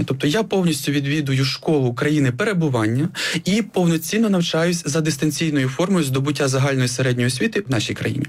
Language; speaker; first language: Ukrainian; native; Ukrainian